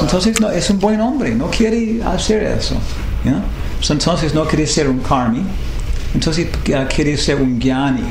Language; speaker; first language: Spanish; non-native, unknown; English